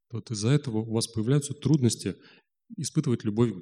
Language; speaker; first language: Russian; native; Russian